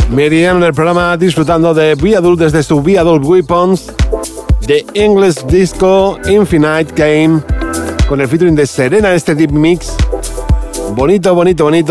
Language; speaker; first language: Spanish; native; Spanish